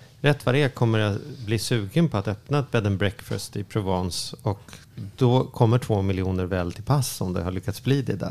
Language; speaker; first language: Swedish; native; Swedish